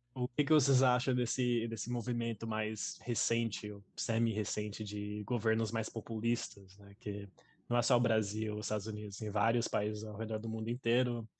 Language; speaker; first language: Portuguese; non-native, fluent; English